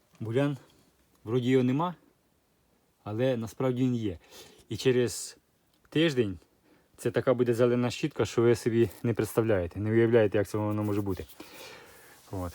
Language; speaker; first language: Ukrainian; native; Ukrainian